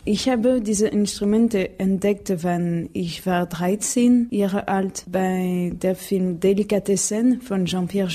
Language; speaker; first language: German; non-native, learner; French